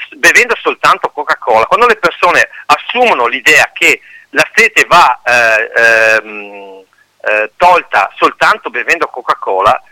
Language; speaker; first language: Italian; native; Italian